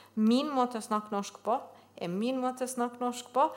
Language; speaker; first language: Norwegian; non-native, fluent; Bosnian